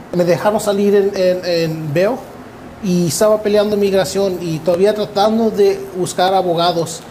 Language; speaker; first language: Spanish; early bilingual, heritage; Spanish